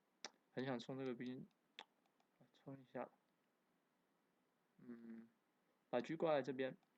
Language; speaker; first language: Chinese; native; Chinese